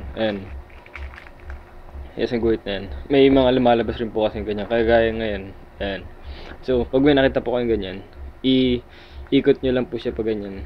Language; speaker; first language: Filipino; native; Filipino